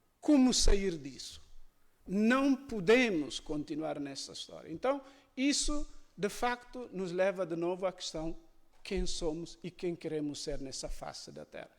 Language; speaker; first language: Portuguese; non-native, local second language; Upper Guinea Crioulo